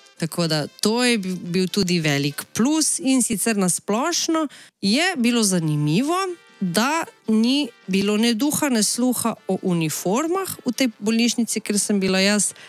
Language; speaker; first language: Slovenian; native; Slovenian